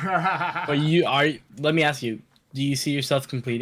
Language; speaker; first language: English; native; English